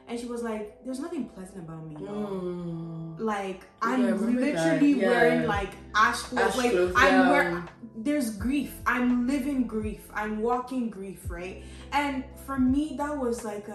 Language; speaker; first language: English; non-native, local second language; Yoruba